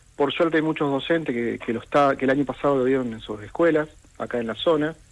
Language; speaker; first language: Spanish; native; Spanish